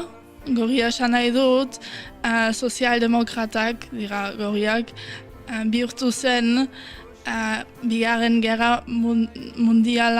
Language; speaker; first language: Basque; non-native, fluent; German